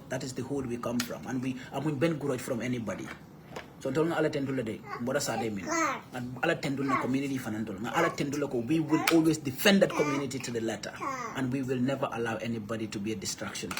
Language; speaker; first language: English; non-native, local second language; Wolof